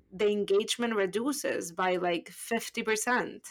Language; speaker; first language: English; non-native, fluent; Spanish